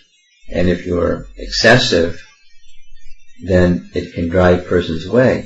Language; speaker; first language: English; native; English